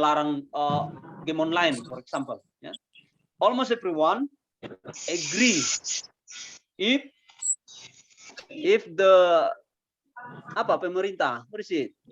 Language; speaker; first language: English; non-native, fluent; Indonesian